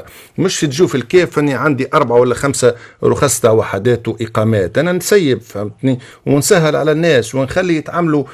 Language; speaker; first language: Arabic; native; Arabic